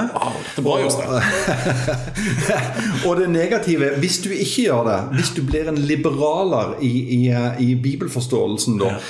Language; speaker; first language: Norwegian; native; Norwegian